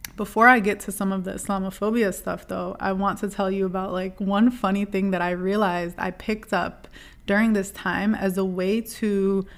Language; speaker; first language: English; native; English